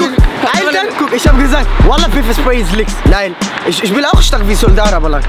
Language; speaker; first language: German; non-native, learner; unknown